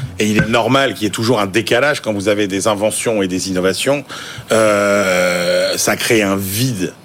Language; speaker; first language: French; native; French